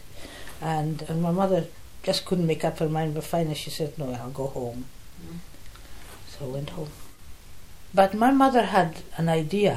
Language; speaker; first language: English; non-native, fluent; Polish